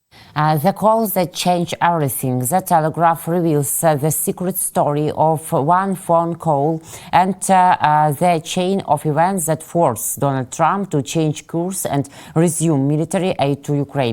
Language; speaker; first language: English; non-native, fluent; Russian